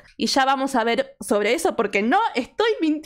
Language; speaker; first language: Spanish; native; Spanish